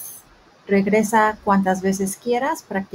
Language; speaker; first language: Spanish; early bilingual, heritage; Spanish